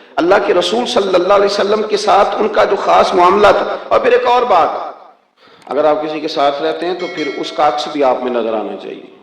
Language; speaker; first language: Urdu; non-native, local second language; Punjabi